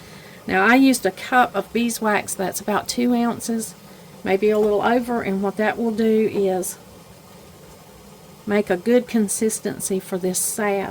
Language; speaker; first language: English; native; English